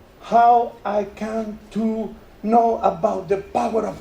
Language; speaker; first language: English; non-native, learner; Spanish